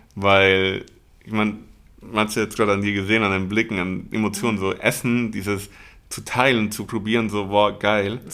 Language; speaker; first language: German; early bilingual, other home language; Spanish